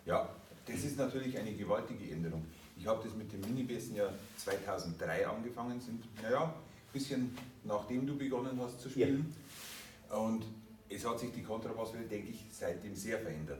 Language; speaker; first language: German; native; German